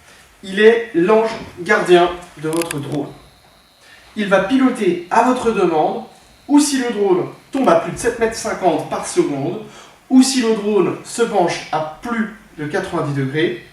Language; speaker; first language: French; native; French